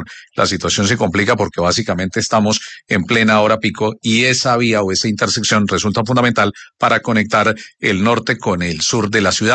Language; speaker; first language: Spanish; native; Spanish